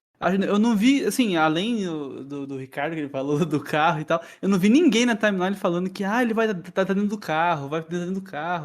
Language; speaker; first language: Portuguese; native; Portuguese